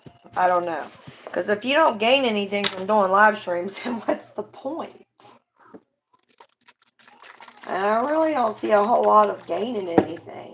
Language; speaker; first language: English; native; English